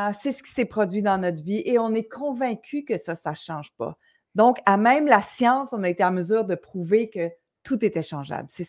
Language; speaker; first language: French; native; French